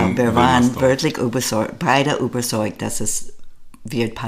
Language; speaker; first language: German; non-native, learner; English